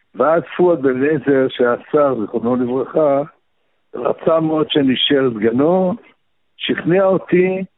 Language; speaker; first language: Hebrew; early bilingual, other home language; Arabic